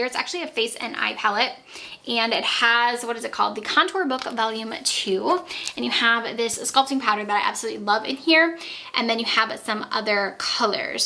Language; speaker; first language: English; native; English